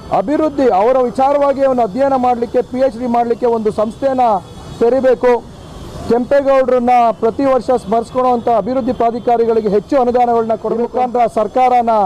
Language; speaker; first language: Kannada; native; Kannada